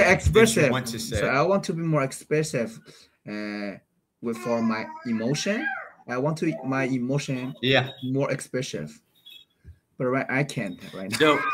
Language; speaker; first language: English; non-native, learner; Chinese